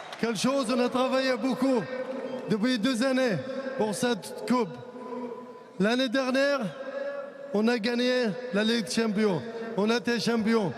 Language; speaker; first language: French; non-native, learner; Arabic